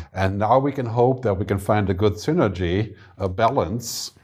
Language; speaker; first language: English; non-native, fluent; German